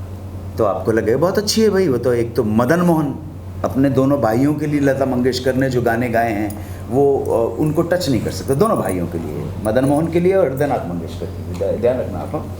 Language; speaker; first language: Hindi; native; Hindi